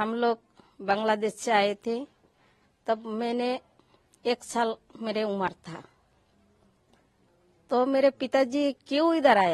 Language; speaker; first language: Hindi; early bilingual, other home language; Bangla